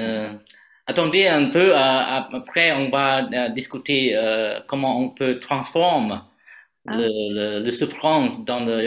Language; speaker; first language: French; non-native, learner; Vietnamese